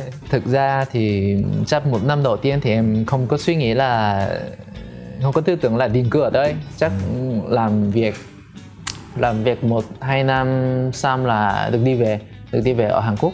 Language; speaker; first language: Vietnamese; non-native, fluent; Korean